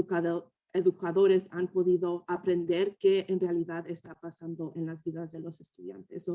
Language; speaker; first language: Spanish; early bilingual, heritage; Spanish